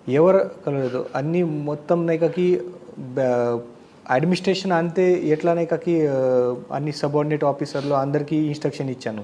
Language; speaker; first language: Telugu; non-native, learner; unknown